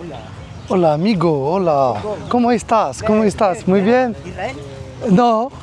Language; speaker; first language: Spanish; non-native, learner; French